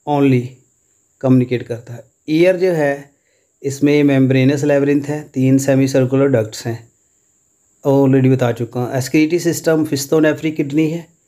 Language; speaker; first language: Urdu; non-native, local second language; Punjabi